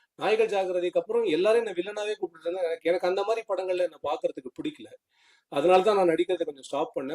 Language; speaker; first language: Tamil; native; Tamil